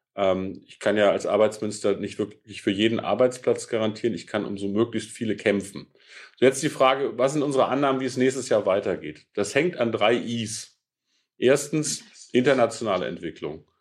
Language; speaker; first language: German; native; German